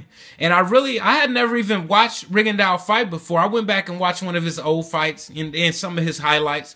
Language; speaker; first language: English; native; English